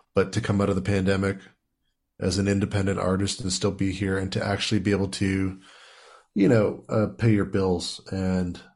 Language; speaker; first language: English; native; English